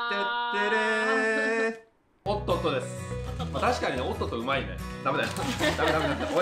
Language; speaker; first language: Japanese; native; Japanese